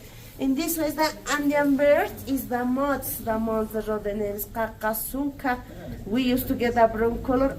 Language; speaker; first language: English; non-native, learner; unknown